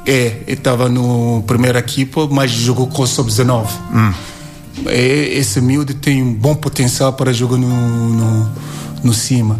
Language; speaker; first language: Portuguese; non-native, learner; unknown